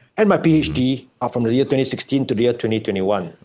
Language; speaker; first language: English; non-native, local second language; Chinese